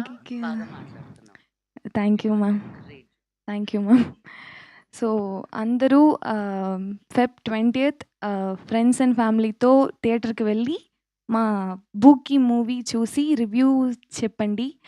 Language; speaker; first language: Telugu; early bilingual, heritage; Telugu